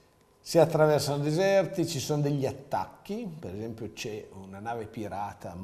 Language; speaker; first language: Italian; native; Italian